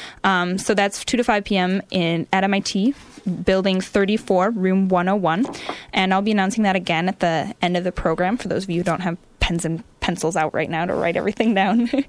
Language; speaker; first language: English; native; English